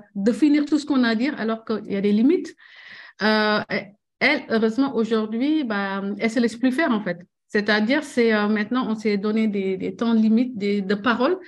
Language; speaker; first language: French; non-native, local second language; Wolof